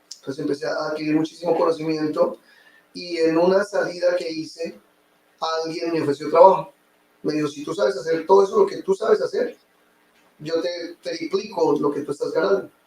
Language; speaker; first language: Spanish; native; Spanish